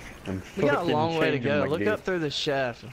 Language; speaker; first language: English; native; English